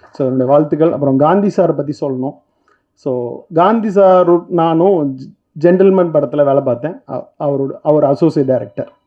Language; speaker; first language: Tamil; native; Tamil